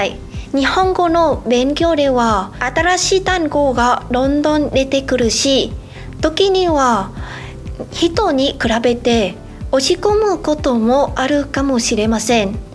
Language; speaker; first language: Japanese; non-native, learner; Vietnamese